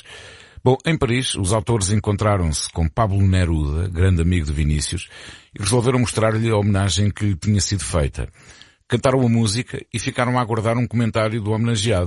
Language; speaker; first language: Portuguese; native; Portuguese